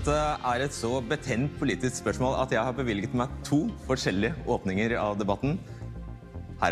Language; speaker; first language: Norwegian; native; Norwegian